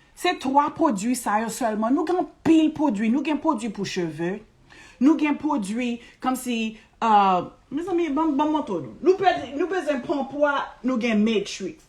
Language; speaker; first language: Haitian Creole; early bilingual, heritage; Haitian Creole